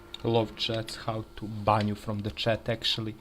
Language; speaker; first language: English; non-native, fluent; Serbian